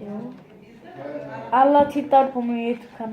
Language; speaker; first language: Swedish; early bilingual, other home language; Turkish